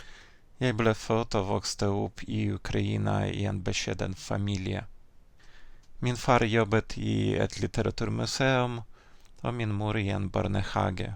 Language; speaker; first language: Norwegian; non-native, fluent; Ukrainian